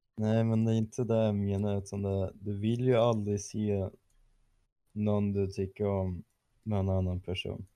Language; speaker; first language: Swedish; non-native, fluent; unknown